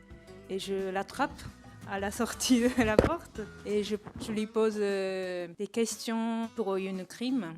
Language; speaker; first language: French; non-native, fluent; Japanese